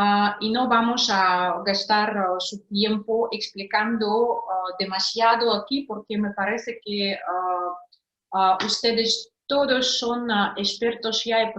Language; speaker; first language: Spanish; non-native, fluent; Russian